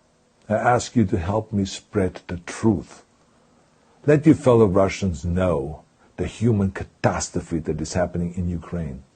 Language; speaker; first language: English; non-native, fluent; German